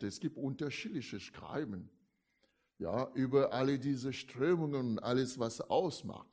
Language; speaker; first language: German; non-native, fluent; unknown